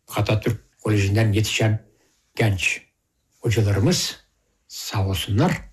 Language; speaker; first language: Turkish; early bilingual, heritage; Turkish